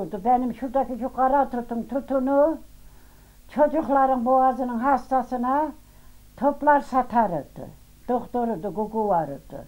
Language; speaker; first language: Turkish; native; Turkish